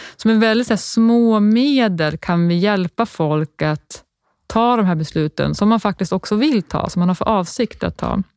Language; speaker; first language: Swedish; native; Swedish